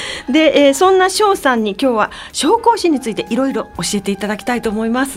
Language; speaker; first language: Japanese; native; Japanese